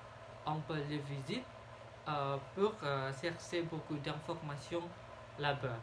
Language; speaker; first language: French; non-native, learner; Indonesian